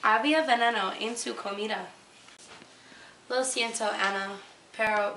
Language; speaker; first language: Spanish; non-native, learner; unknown